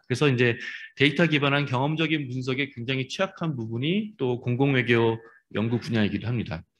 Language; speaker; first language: Korean; native; Korean